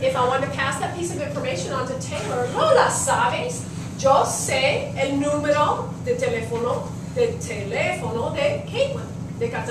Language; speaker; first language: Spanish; non-native, fluent; English